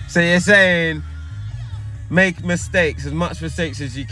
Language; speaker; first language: English; native; English